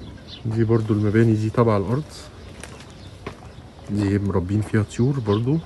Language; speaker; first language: Arabic; native; Arabic